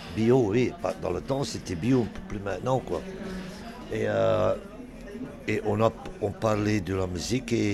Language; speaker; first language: French; non-native, local second language; Dutch